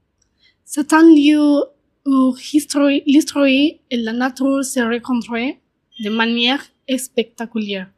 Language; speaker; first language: French; non-native, learner; Spanish